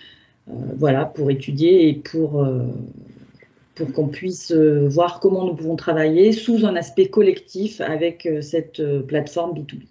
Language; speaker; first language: French; native; French